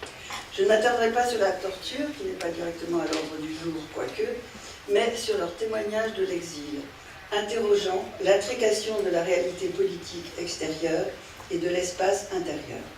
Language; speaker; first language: French; native; French